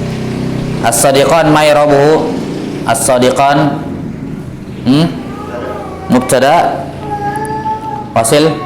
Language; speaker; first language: Arabic; non-native, fluent; Indonesian